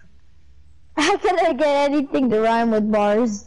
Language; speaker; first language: English; native; English